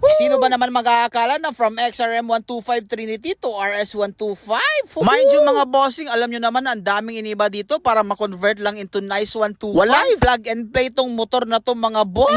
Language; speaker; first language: Filipino; native; Filipino